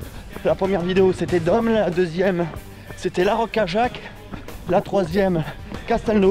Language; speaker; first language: French; native; French